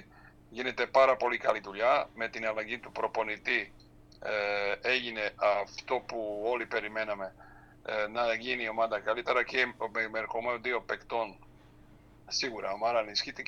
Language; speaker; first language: Greek; non-native, fluent; Serbian